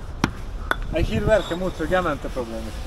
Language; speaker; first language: Dutch; non-native, learner; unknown